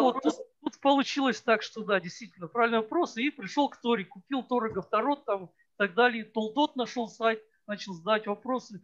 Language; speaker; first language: Russian; native; Russian